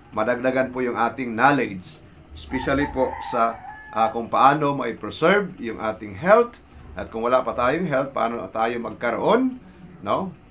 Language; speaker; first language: Filipino; non-native, local second language; Cebuano